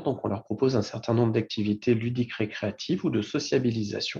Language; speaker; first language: French; native; French